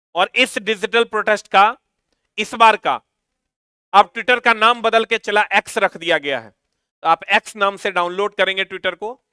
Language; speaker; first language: Hindi; native; Hindi